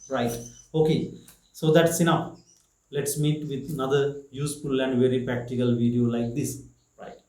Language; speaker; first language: English; non-native, local second language; Sinhala